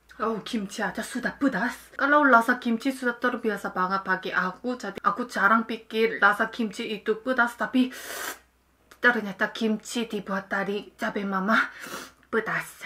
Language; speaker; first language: Indonesian; non-native, fluent; Korean